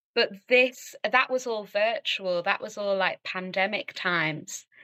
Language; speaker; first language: English; native; English